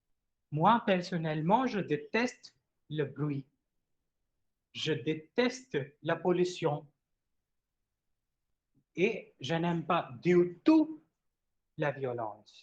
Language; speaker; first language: French; non-native, fluent; Hindi